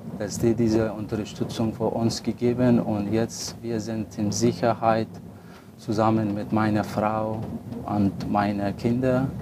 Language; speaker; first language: German; non-native, learner; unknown